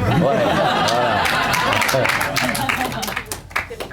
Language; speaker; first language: French; native; French